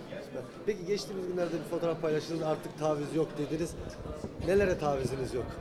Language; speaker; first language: Turkish; native; Turkish